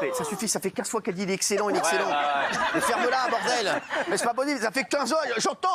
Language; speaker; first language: French; native; French